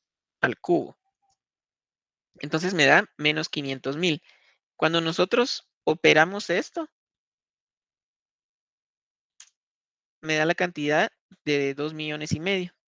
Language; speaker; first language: Spanish; native; Spanish